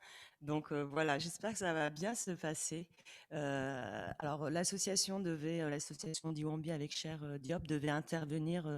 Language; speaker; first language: French; native; French